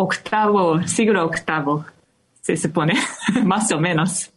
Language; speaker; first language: Spanish; non-native, fluent; Japanese